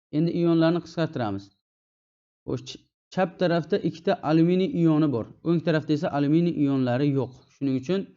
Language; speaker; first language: Uzbek; native; Uzbek